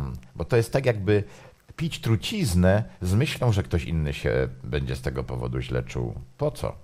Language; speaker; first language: Polish; native; Polish